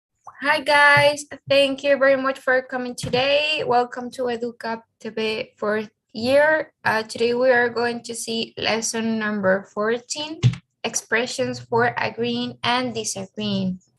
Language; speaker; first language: English; non-native, fluent; Spanish